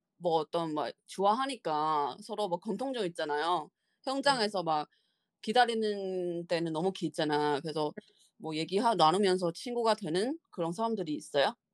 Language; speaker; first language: Korean; non-native, fluent; Chinese